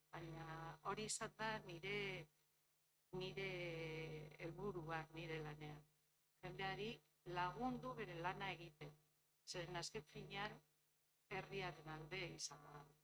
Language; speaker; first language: Basque; non-native, local second language; Spanish